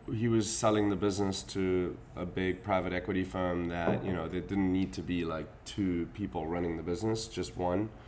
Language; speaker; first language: English; native; English